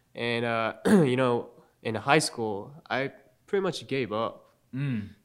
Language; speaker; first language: English; non-native, fluent; Japanese